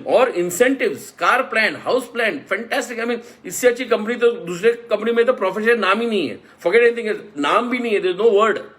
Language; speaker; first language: Hindi; non-native, local second language; Marathi